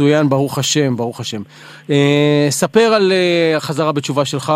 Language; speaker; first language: Hebrew; native; Hebrew